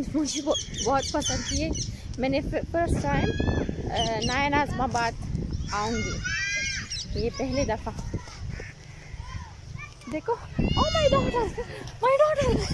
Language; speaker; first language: Hindi; non-native, learner; Arabic